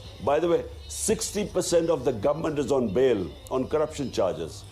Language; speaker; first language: English; non-native, local second language; Urdu